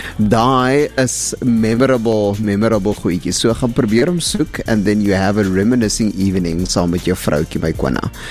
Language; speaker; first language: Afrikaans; non-native, local second language; Southern Sotho